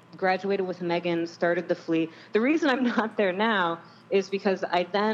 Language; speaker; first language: English; native; English